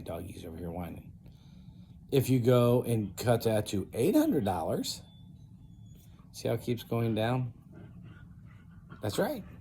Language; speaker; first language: English; native; English